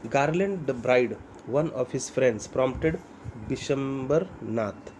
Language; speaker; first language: English; non-native, local second language; Marathi